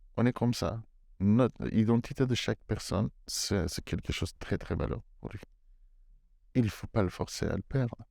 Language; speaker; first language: French; non-native, fluent; Persian